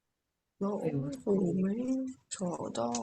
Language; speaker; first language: Chinese; early bilingual, other home language; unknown